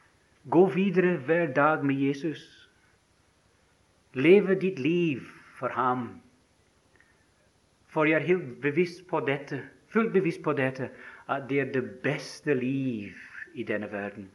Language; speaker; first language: Norwegian; non-native, fluent; English